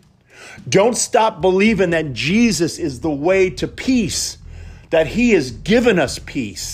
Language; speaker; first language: English; native; English